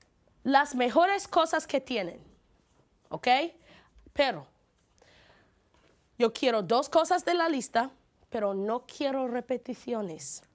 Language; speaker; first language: Spanish; non-native, fluent; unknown